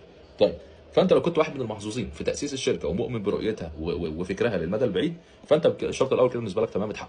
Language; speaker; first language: Arabic; native; Arabic